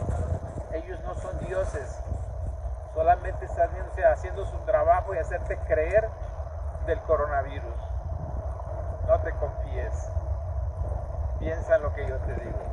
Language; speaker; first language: Spanish; native; Spanish